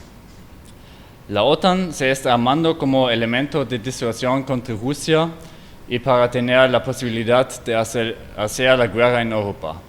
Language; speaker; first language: Spanish; non-native, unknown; German